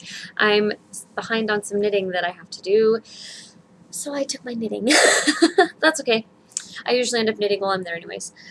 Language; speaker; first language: English; native; English